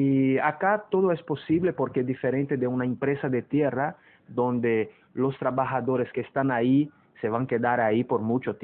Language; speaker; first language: Spanish; non-native, fluent; Portuguese